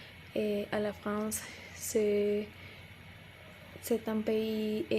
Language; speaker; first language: French; non-native, learner; Spanish